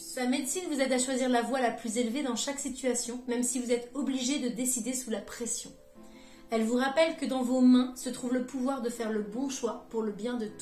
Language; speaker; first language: French; native; French